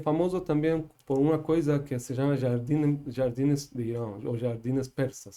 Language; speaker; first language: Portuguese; non-native, learner; Persian